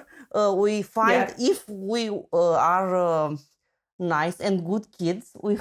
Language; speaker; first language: English; non-native, fluent; Romanian